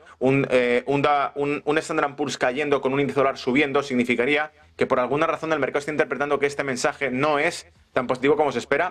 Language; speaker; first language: Spanish; native; Spanish